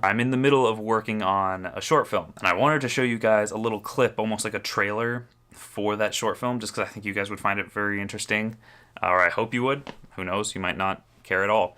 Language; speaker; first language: English; native; English